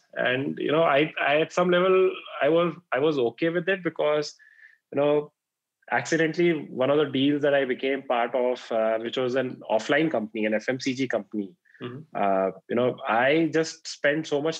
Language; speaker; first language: English; non-native, local second language; Hindi